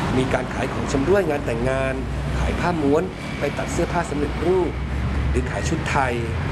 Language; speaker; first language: Thai; native; Thai